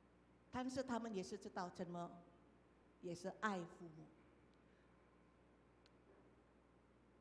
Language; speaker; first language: Chinese; non-native, fluent; Indonesian